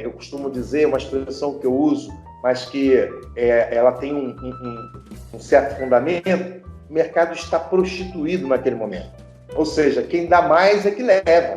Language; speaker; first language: Portuguese; native; Portuguese